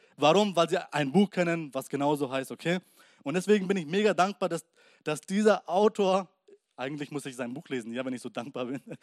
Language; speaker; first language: German; early bilingual, other home language; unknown